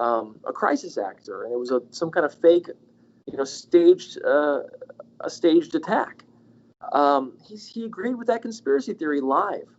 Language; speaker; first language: English; native; English